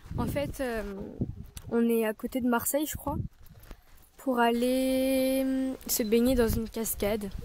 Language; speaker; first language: French; native; French